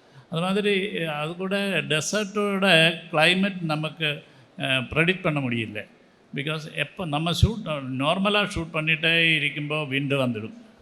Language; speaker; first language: Tamil; non-native, local second language; Malayalam